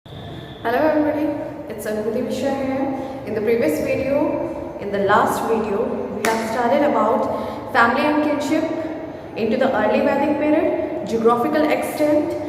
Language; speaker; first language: English; non-native, local second language; Hindi